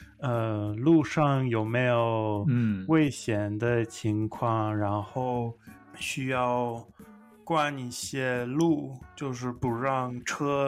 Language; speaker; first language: Chinese; non-native, learner; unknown